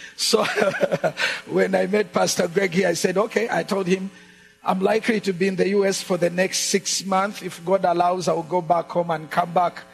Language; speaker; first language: English; non-native, local second language; Ganda